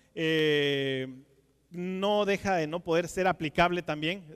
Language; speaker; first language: Spanish; native; Spanish